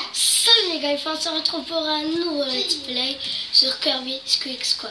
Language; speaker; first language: French; native; French